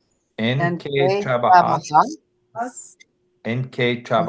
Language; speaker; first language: Spanish; non-native, learner; English